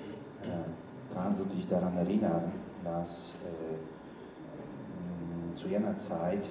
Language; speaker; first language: German; non-native, fluent; Polish